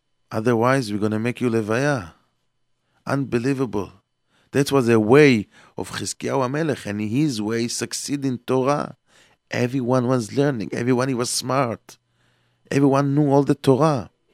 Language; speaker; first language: English; non-native, fluent; Hebrew